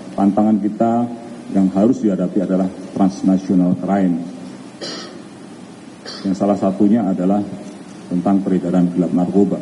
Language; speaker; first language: Indonesian; native; Indonesian